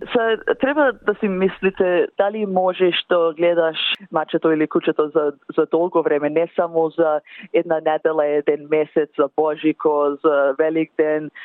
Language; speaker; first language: Macedonian; early bilingual, heritage; English